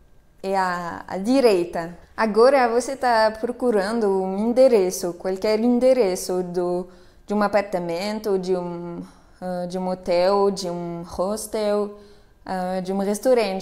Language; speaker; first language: Portuguese; non-native, fluent; French